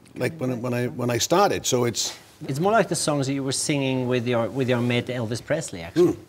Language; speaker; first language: English; native; English